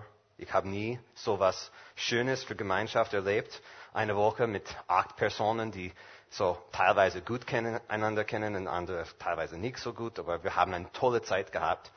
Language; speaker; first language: German; non-native, fluent; English